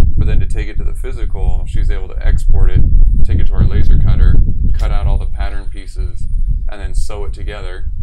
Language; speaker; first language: English; native; English